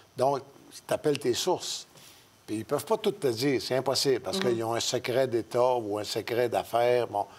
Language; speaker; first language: French; native; French